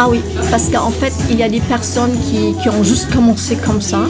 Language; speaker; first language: French; non-native, fluent; German